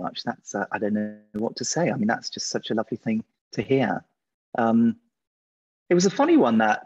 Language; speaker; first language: English; native; English